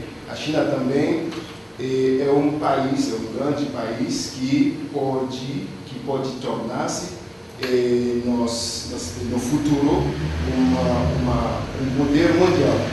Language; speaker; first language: Portuguese; non-native, learner; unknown